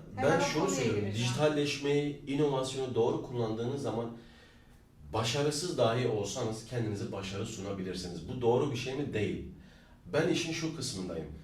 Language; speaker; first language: Turkish; native; Turkish